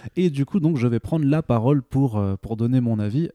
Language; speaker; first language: French; native; French